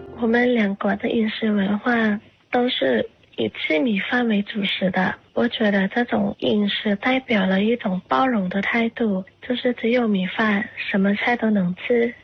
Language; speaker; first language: Chinese; non-native, fluent; Thai